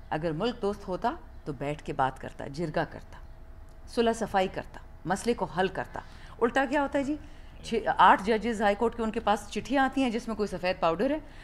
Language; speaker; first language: Urdu; non-native, local second language; Pashto